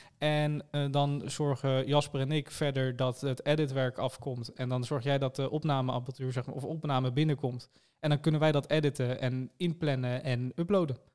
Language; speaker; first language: Dutch; native; Dutch